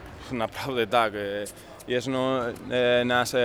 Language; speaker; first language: Polish; non-native, learner; Spanish